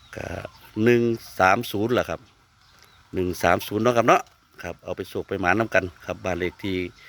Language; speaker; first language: Thai; native; Thai